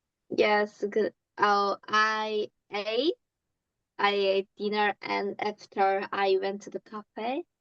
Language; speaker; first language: English; non-native, learner; Korean